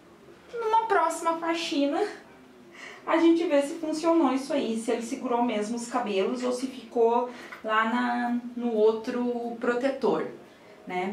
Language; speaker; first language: Portuguese; native; Portuguese